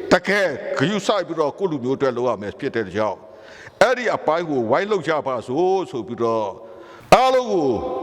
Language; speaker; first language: Burmese; non-native, local second language; S'gaw Karen